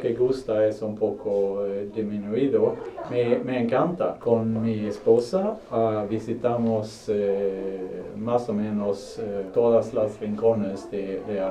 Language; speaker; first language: Spanish; non-native, fluent; Swedish